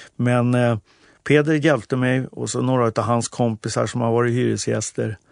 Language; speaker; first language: Swedish; native; Swedish